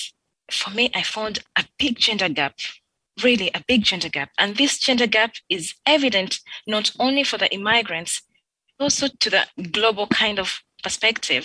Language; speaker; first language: English; non-native, local second language; Ganda